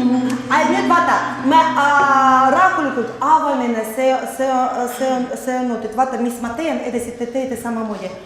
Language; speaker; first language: Estonian; non-native, learner; Russian